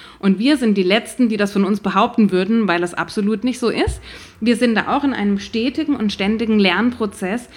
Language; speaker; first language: German; native; German